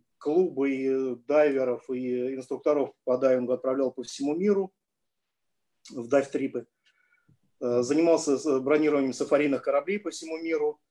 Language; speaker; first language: Russian; native; Russian